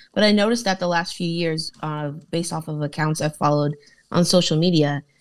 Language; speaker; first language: English; native; English